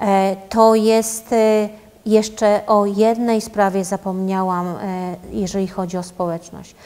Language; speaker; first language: Polish; native; Polish